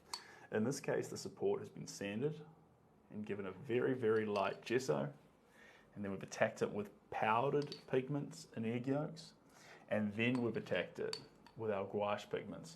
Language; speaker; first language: English; native; English